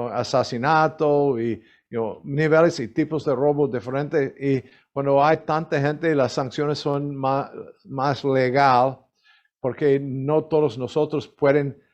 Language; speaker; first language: Spanish; non-native, learner; English